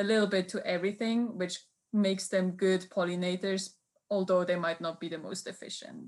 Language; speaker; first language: English; non-native, fluent; Swiss German